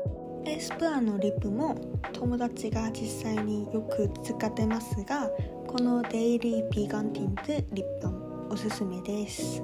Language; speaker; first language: Japanese; non-native, fluent; Korean